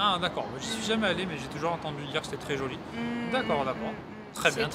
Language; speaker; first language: French; native; French